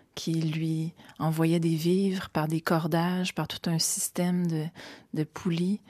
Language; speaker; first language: French; native; French